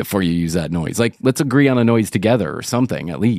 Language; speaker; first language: English; native; English